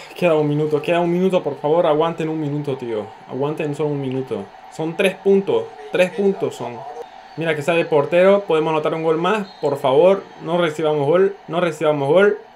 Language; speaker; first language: Spanish; non-native, fluent; Turkish